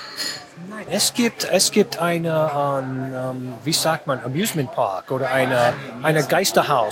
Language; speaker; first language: German; non-native, fluent; English